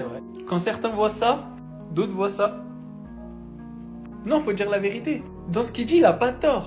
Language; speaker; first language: French; native; French